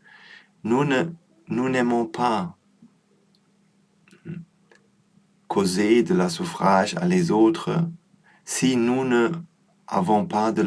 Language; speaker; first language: French; non-native, learner; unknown